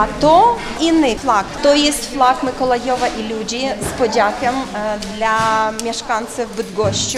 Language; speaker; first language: Polish; non-native, learner; Ukrainian